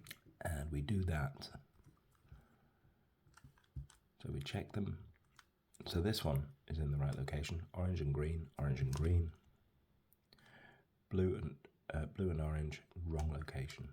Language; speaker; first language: English; native; English